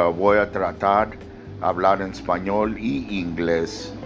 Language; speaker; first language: Spanish; early bilingual, other home language; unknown